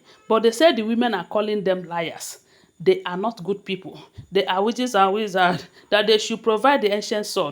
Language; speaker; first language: English; non-native, local second language; Yoruba